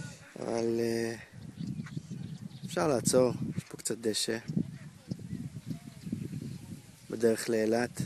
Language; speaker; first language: Hebrew; native; Hebrew